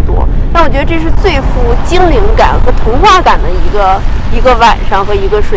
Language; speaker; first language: Chinese; native; Chinese